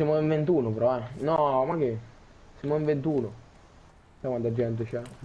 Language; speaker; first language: Italian; native; Italian